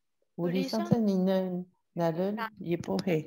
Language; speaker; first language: Korean; non-native, learner; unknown